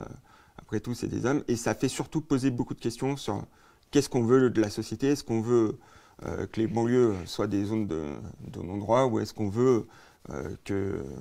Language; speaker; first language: French; native; French